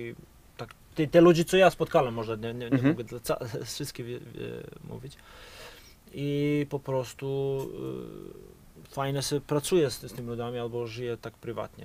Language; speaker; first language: Polish; non-native, fluent; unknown